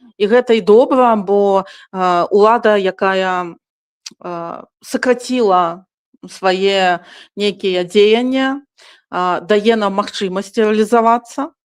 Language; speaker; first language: Belarusian; non-native, local second language; Russian